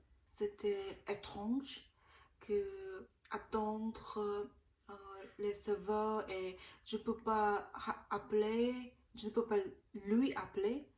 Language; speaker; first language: French; non-native, learner; Korean